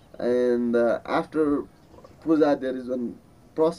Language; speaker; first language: English; non-native, learner; Newari